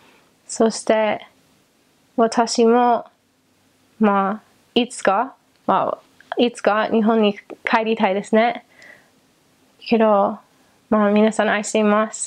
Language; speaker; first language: Japanese; non-native, learner; English